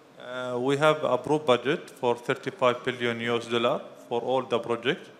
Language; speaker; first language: English; non-native, fluent; Arabic